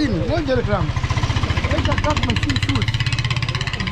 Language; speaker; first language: Russian; non-native, learner; Arabic